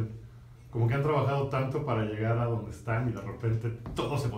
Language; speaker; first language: Spanish; native; Spanish